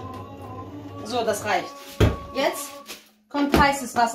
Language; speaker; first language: German; non-native, learner; Kurdish